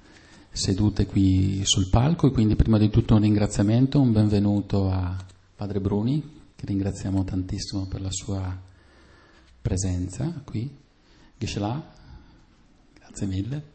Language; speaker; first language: Italian; native; Italian